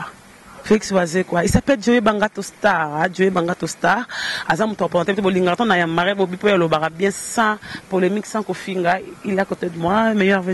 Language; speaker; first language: French; non-native, local second language; Lingala